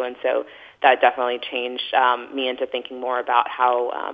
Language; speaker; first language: English; native; English